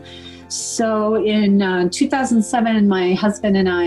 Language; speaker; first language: English; native; English